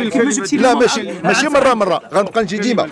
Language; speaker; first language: Arabic; native; Arabic